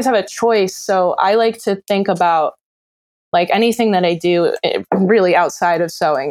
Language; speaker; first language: English; native; English